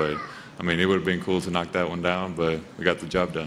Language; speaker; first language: English; non-native, fluent; Finnish